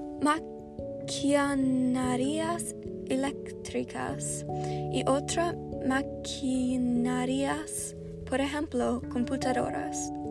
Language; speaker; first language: Spanish; non-native, learner; English